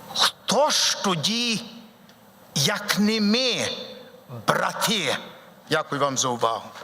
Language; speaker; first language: Ukrainian; early bilingual, heritage; Ukrainian